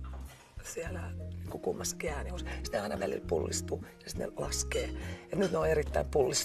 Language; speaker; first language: Finnish; native; Finnish